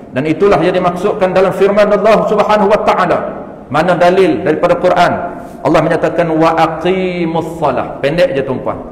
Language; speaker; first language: Malay; native; Malay